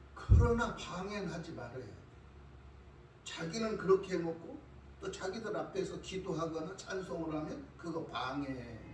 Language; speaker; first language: Korean; native; Korean